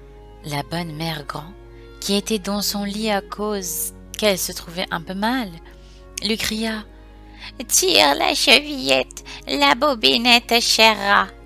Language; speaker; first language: French; native; French